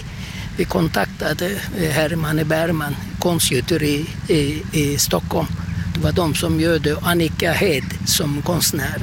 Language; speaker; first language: Swedish; non-native, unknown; Turkish